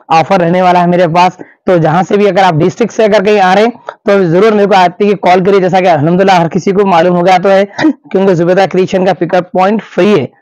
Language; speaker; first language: Hindi; non-native, local second language; Urdu